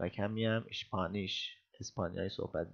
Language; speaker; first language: Persian; native; Persian